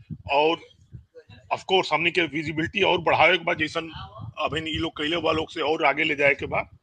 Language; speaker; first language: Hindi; non-native, local second language; Bhojpuri